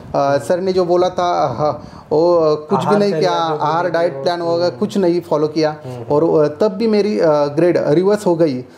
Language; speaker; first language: Hindi; non-native, local second language; Marathi